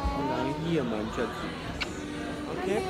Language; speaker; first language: German; early bilingual, other home language; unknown